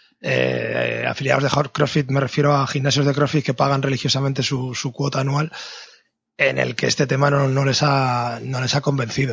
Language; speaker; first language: Spanish; native; Spanish